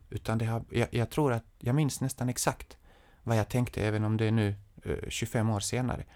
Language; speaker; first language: Swedish; non-native, fluent; Serbian